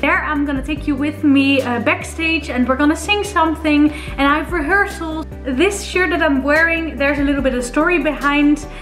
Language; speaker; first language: English; non-native, fluent; Dutch